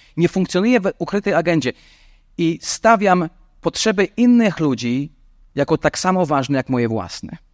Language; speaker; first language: Polish; non-native, fluent; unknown